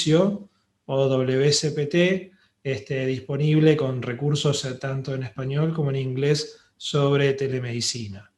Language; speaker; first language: Spanish; native; Spanish